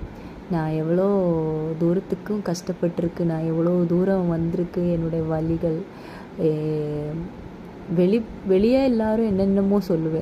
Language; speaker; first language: Tamil; non-native, learner; Malayalam